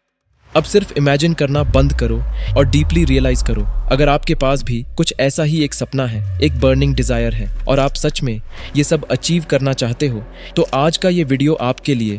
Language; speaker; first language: Hindi; native; Hindi